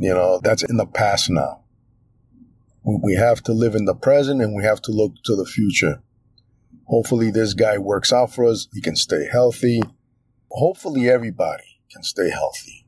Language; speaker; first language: English; early bilingual, other home language; Greek